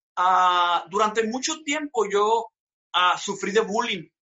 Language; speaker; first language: Spanish; native; Spanish